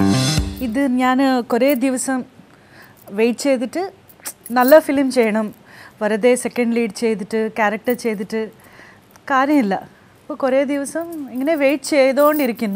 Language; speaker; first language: Malayalam; non-native, fluent; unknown